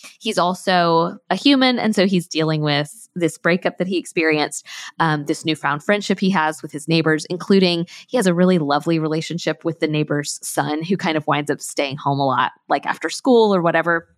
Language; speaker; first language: English; native; English